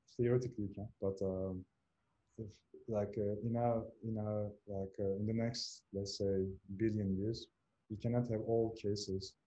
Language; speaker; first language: English; non-native, fluent; Turkish